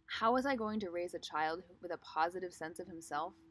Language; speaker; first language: English; native; English